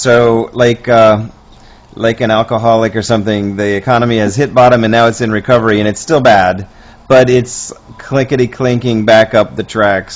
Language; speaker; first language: English; native; English